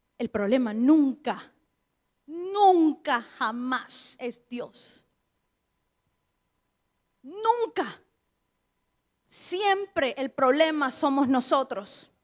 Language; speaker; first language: Spanish; native; Spanish